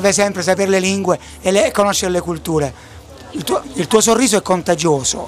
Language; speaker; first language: Italian; native; Italian